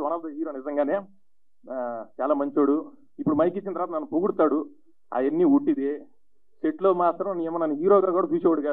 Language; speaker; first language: Telugu; native; Telugu